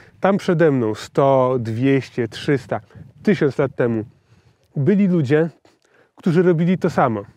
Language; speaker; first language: Polish; native; Polish